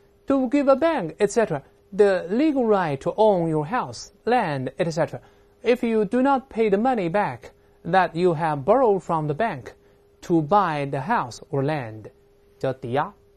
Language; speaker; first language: English; non-native, fluent; Chinese